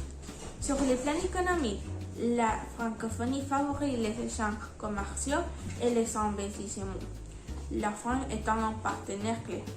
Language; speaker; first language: French; non-native, learner; Spanish